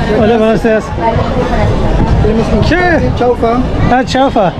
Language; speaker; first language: Spanish; non-native, learner; Turkish